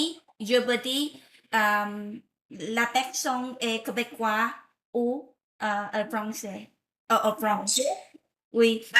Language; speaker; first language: French; non-native, learner; Vietnamese